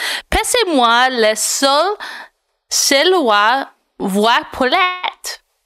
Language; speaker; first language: French; non-native, learner; English